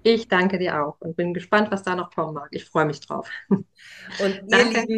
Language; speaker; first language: German; native; German